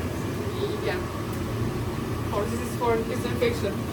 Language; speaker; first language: English; non-native, learner; Uzbek